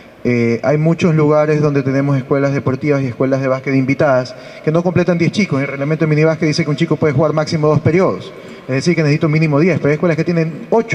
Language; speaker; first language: Spanish; native; Spanish